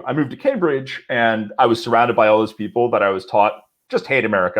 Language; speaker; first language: English; native; English